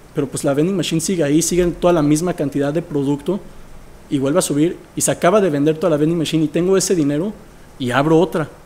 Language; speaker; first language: Spanish; early bilingual, heritage; Spanish